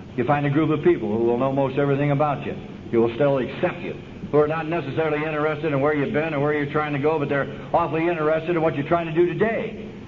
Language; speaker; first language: English; native; English